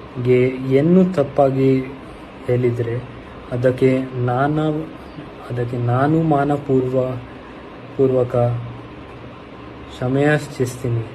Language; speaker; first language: Kannada; non-native, learner; Hindi